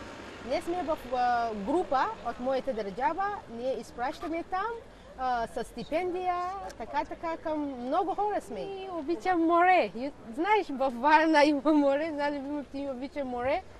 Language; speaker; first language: Bulgarian; non-native, learner; Hausa